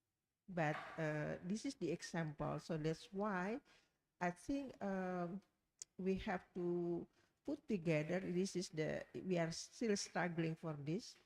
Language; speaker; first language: English; non-native, learner; Indonesian